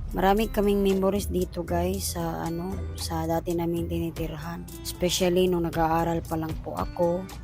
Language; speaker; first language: Filipino; non-native, local second language; Cebuano